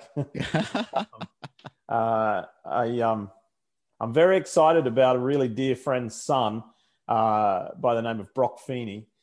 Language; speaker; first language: English; native; English